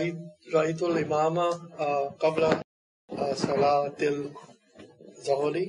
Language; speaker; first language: Arabic; non-native, learner; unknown